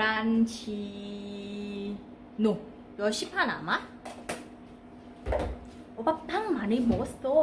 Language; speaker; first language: Korean; non-native, learner; Vietnamese